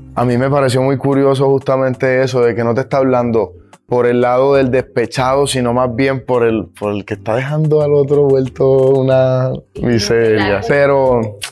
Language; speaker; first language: Spanish; native; Spanish